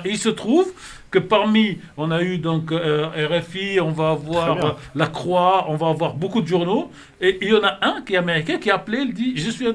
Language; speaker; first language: French; native; French